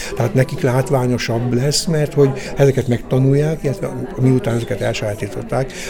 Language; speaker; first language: Hungarian; native; Hungarian